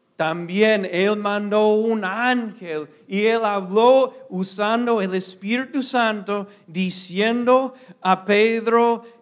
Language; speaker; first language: Spanish; non-native, fluent; English